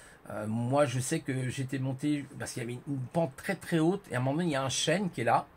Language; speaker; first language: French; native; French